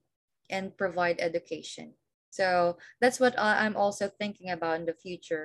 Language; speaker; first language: English; non-native, local second language; Filipino